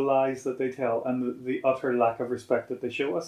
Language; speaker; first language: English; native; English